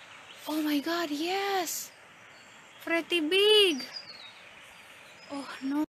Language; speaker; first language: English; non-native, learner; Indonesian